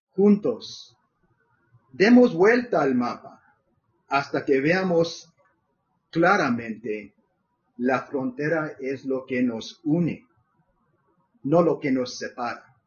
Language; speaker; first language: Spanish; early bilingual, heritage; Spanish